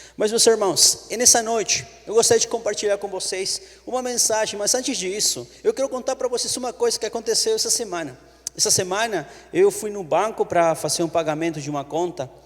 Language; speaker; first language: Portuguese; non-native, fluent; Spanish